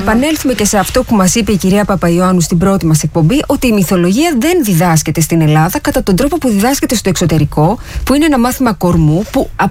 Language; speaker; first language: Greek; native; Greek